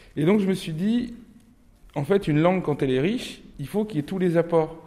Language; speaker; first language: French; early bilingual, other home language; Turkish